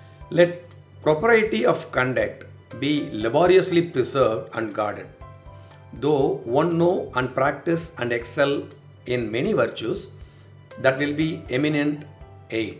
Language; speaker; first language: English; non-native, local second language; Tamil